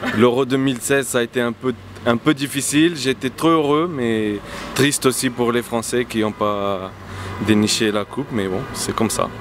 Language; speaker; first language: French; non-native, fluent; Portuguese